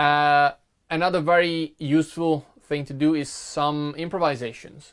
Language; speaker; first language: English; non-native, fluent; Italian